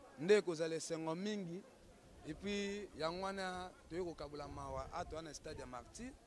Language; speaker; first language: Lingala; non-native, local second language; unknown